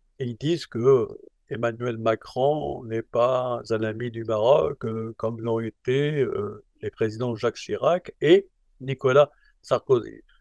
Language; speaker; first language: French; non-native, local second language; Arabic